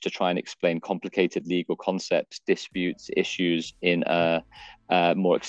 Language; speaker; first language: English; native; English